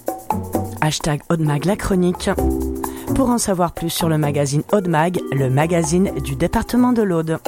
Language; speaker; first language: French; native; French